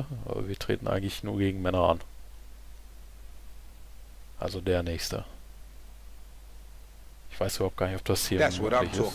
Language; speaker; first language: German; native; German